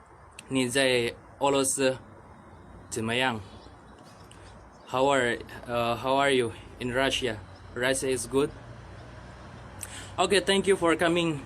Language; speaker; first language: English; non-native, learner; Indonesian